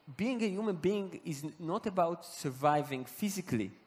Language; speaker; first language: English; non-native, fluent; Hebrew